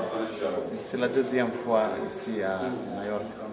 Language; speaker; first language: French; non-native, local second language; Arabic